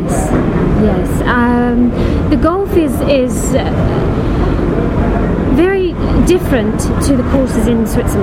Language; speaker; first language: English; native; English